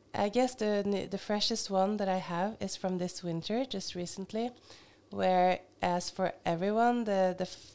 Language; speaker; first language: English; non-native, fluent; Norwegian